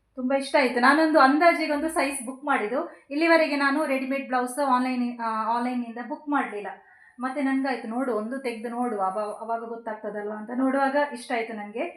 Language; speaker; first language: Kannada; native; Kannada